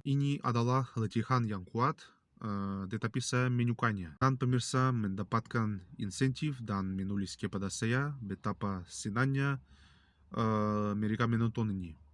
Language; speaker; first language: Indonesian; non-native, learner; Russian